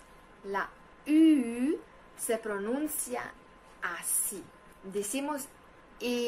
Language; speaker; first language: Spanish; non-native, learner; German